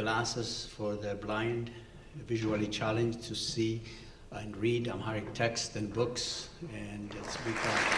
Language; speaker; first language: English; non-native, local second language; Amharic